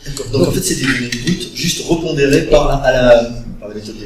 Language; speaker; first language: French; native; French